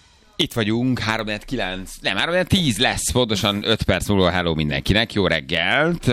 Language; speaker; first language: Hungarian; native; Hungarian